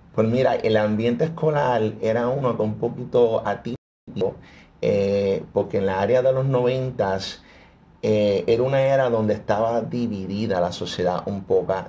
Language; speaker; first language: Spanish; early bilingual, heritage; Spanish